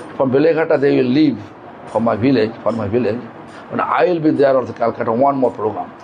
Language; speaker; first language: English; non-native, local second language; Bangla